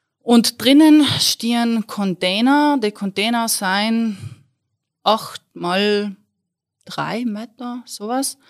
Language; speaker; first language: German; native; German